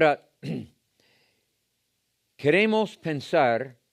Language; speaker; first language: Spanish; non-native, fluent; English